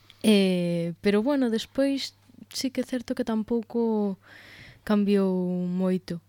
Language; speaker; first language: Galician; native; Galician